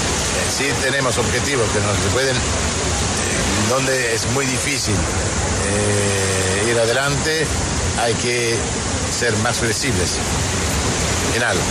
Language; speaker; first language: Spanish; non-native, fluent; Italian